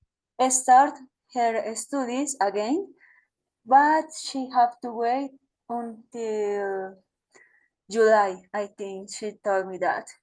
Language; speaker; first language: English; non-native, learner; Spanish